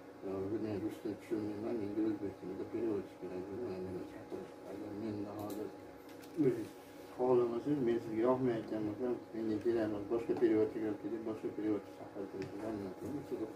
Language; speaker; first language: Russian; non-native, learner; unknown